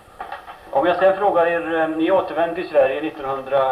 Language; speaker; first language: Swedish; native; Swedish